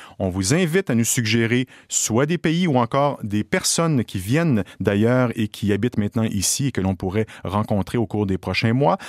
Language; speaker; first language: French; native; French